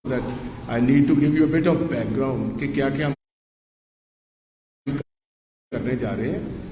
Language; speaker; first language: Hindi; non-native, local second language; Punjabi